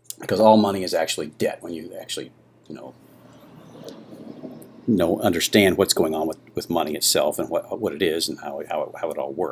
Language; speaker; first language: English; native; English